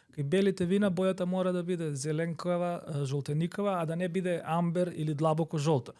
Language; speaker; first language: Macedonian; native; Macedonian